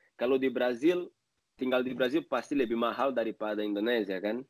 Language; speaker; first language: Malay; non-native, fluent; Portuguese